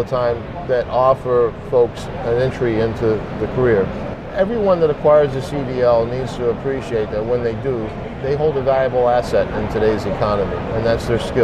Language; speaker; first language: English; native; English